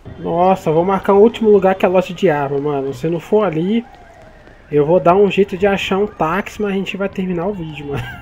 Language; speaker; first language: Portuguese; native; Portuguese